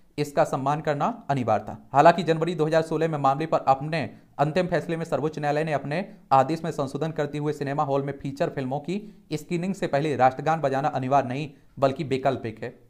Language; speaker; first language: Hindi; native; Hindi